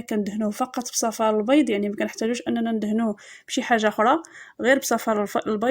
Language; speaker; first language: Arabic; native; Arabic